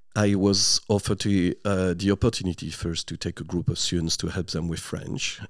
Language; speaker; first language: English; non-native, fluent; French